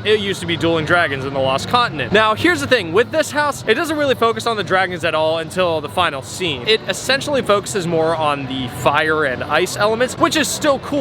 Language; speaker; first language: English; native; English